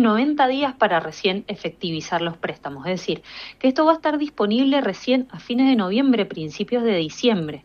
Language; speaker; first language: Spanish; native; Spanish